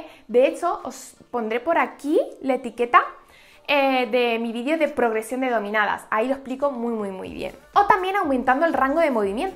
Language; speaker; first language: Spanish; native; Spanish